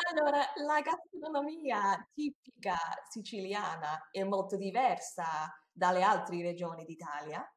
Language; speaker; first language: Italian; non-native, fluent; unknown